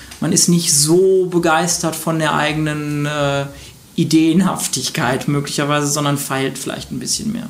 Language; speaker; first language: German; native; German